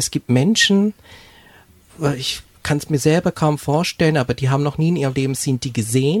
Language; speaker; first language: German; native; German